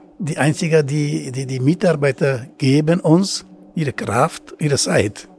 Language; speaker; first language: German; non-native, learner; Persian